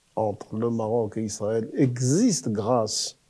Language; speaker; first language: French; non-native, local second language; Arabic